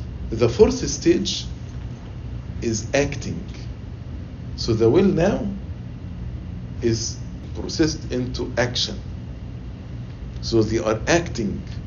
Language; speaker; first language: English; non-native, fluent; Arabic